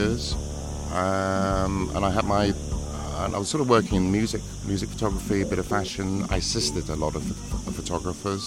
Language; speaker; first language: English; native; English